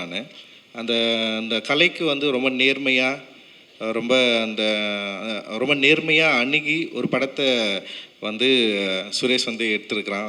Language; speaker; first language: Tamil; native; Tamil